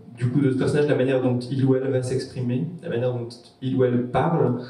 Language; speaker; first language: French; native; French